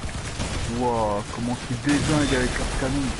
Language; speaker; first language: French; native; French